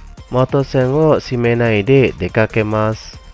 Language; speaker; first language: Japanese; non-native, fluent; Indonesian